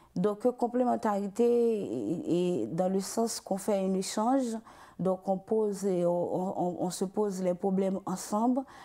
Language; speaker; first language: French; non-native, local second language; Haitian Creole